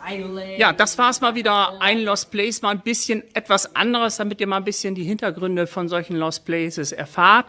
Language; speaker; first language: German; native; German